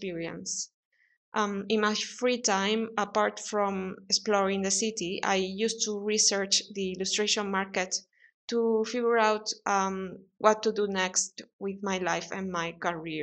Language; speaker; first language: English; non-native, fluent; Spanish